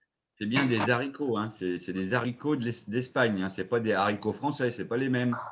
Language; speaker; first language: French; native; French